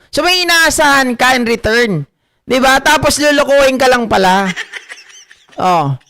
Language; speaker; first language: Filipino; native; Filipino